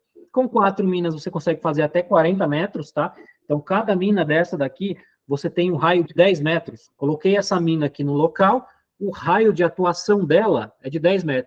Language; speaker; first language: Portuguese; native; Portuguese